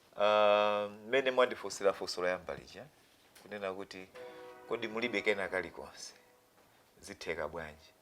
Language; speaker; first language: Nyanja; non-native, local second language; Tumbuka